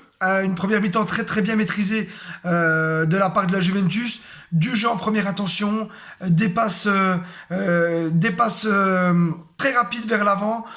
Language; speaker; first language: French; native; French